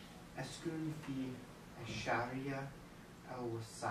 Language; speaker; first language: Arabic; non-native, learner; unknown